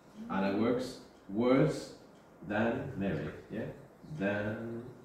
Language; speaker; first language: English; non-native, fluent; Spanish